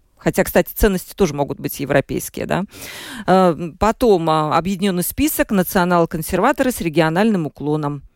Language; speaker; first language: Russian; native; Russian